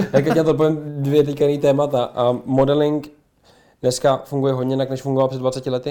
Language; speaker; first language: Czech; native; Czech